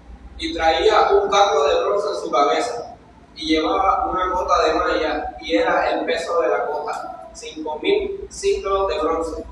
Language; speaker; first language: Spanish; native; Spanish